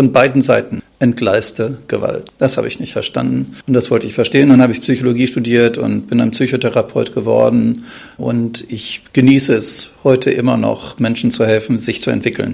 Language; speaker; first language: German; native; German